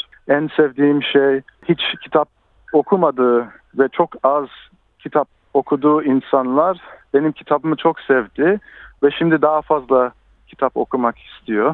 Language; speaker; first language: Turkish; early bilingual, heritage; Turkish